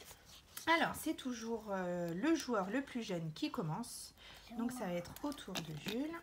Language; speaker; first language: French; native; French